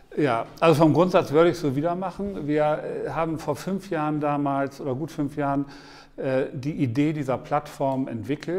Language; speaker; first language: German; native; German